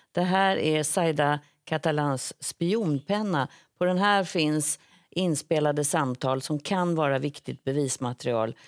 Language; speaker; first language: Swedish; native; Swedish